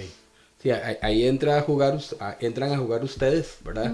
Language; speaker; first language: Spanish; native; Spanish